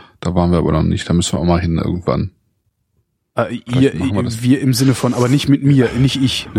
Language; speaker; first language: German; native; German